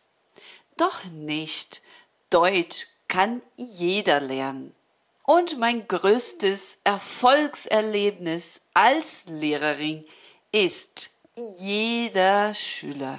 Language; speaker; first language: German; non-native, fluent; Portuguese